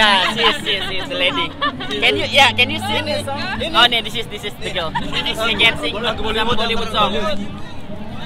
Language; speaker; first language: English; non-native, learner; Indonesian